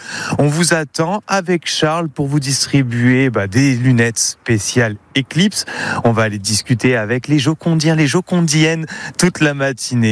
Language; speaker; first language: French; native; French